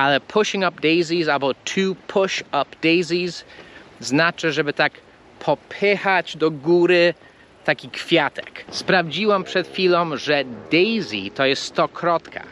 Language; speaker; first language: Polish; non-native, fluent; English